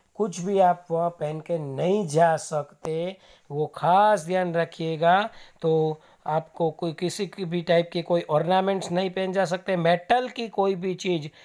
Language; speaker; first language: Hindi; non-native, local second language; Gujarati